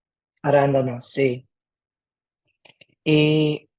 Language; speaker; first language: Spanish; non-native, learner; English